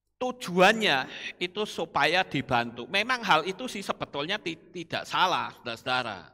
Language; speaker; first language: Indonesian; non-native, local second language; Javanese